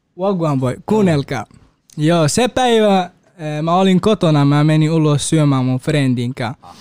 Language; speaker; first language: Finnish; non-native, learner; Kurdish